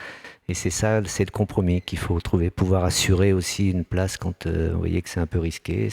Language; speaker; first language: French; native; French